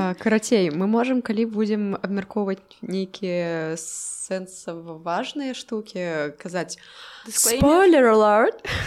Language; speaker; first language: Belarusian; non-native, local second language; Russian